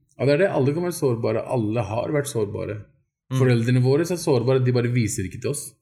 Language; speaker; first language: Norwegian; early bilingual, other home language; Urdu